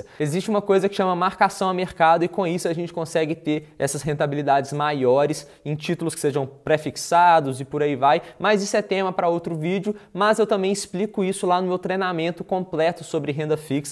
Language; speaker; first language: Portuguese; native; Portuguese